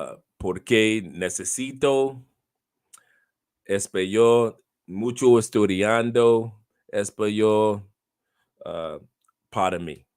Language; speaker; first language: Spanish; non-native, learner; English